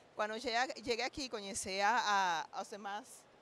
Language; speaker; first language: Portuguese; non-native, learner; Spanish